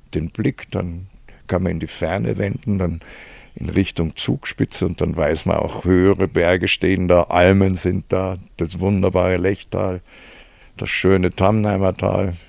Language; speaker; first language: German; native; German